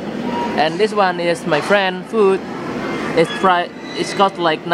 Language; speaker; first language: English; non-native, learner; Indonesian